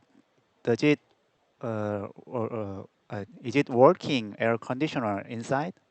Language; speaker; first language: English; non-native, learner; Korean